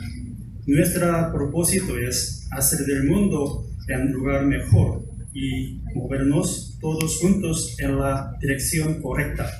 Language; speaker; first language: Spanish; non-native, fluent; Korean